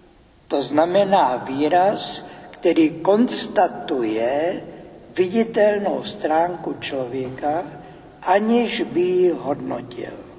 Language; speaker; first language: Czech; native; Czech